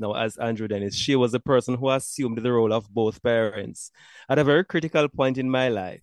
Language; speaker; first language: English; non-native, local second language; Jamaican Creole English